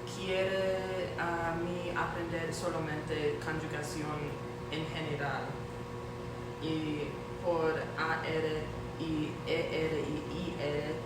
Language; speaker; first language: Spanish; non-native, learner; English